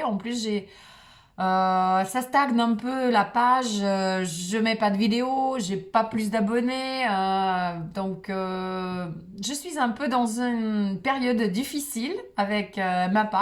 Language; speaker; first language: French; non-native, fluent; Russian